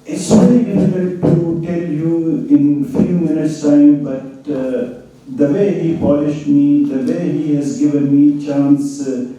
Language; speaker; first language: English; non-native, local second language; Urdu